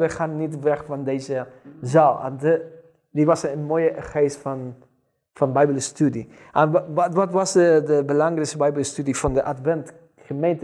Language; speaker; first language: Dutch; non-native, fluent; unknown